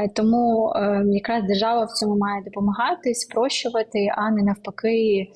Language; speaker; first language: Ukrainian; native; Ukrainian